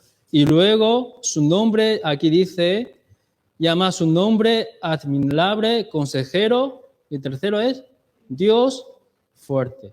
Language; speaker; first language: Spanish; non-native, learner; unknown